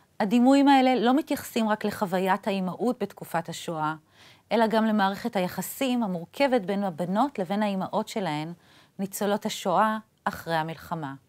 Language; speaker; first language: Hebrew; native; Hebrew